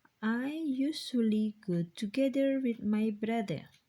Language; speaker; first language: English; non-native, fluent; Indonesian